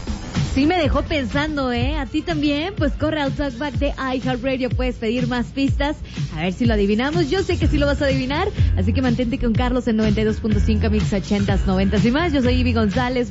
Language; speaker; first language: Spanish; native; Spanish